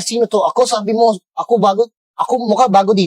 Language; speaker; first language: Filipino; non-native, learner; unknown